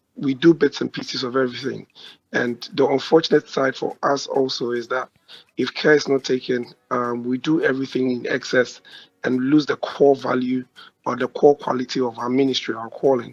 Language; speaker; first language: English; non-native, local second language; Akan